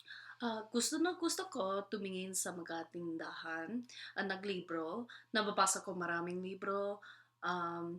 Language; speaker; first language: Filipino; non-native, learner; English